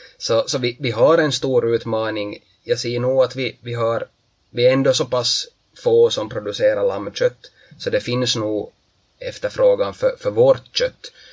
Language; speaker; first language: Swedish; native; Swedish